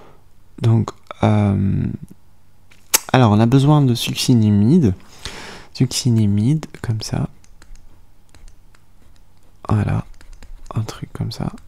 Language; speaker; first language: French; native; French